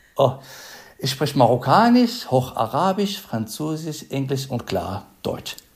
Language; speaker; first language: German; non-native, fluent; Arabic